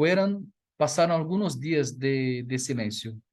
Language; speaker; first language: Spanish; non-native, fluent; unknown